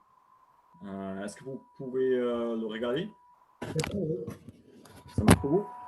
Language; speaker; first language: French; non-native, learner; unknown